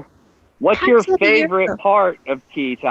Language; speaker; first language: English; native; English